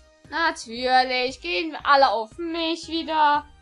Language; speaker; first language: German; native; German